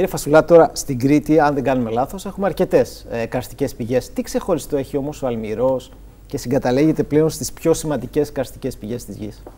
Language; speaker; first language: Greek; native; Greek